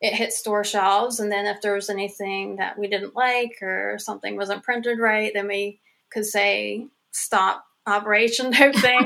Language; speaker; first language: English; native; English